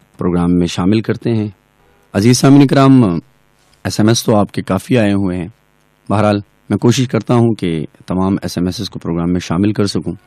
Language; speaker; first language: Urdu; non-native, local second language; Pashto